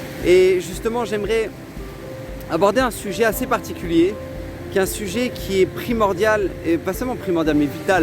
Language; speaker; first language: French; native; French